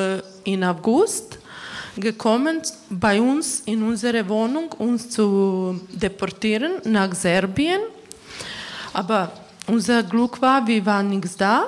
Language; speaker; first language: German; non-native, learner; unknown